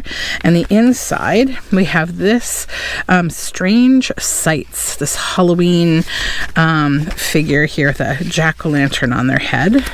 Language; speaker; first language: English; native; English